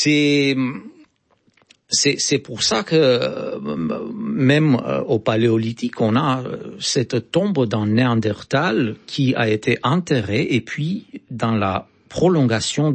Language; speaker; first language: French; non-native, fluent; Romanian